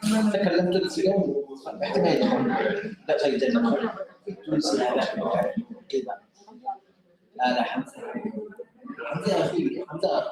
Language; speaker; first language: Arabic; native; Arabic